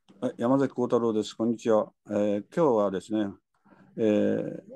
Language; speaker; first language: Japanese; native; Japanese